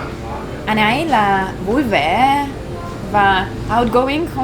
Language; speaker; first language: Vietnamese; non-native, learner; Russian